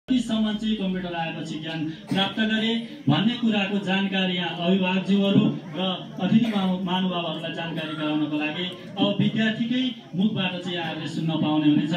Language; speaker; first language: Nepali; native; Nepali